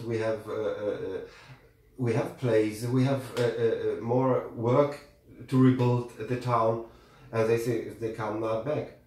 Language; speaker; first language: English; non-native, learner; German